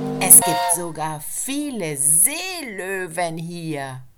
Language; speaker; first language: German; non-native, fluent; Spanish